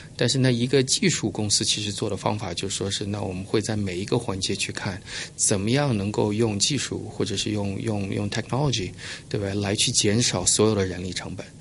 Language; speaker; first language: Chinese; early bilingual, heritage; Chinese